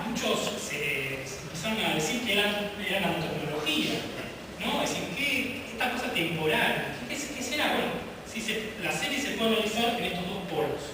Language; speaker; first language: Spanish; native; Spanish